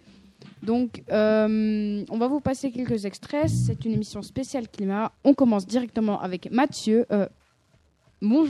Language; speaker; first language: French; native; French